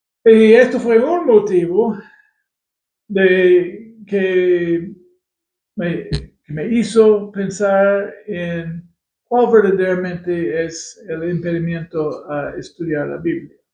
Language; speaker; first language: Spanish; non-native, fluent; English